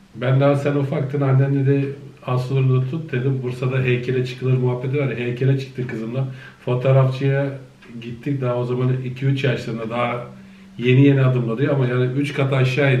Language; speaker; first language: Turkish; native; Turkish